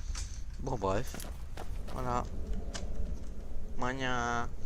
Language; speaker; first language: French; native; French